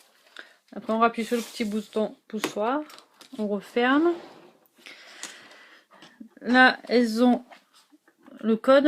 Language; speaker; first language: French; native; French